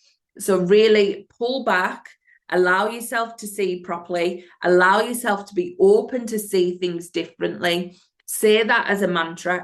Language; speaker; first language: English; native; English